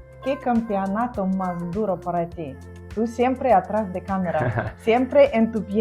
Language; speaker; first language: Spanish; non-native, learner; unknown